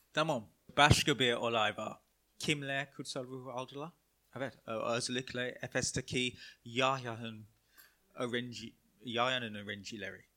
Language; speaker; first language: Turkish; non-native, fluent; English